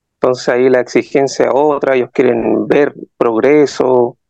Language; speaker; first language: Spanish; native; Spanish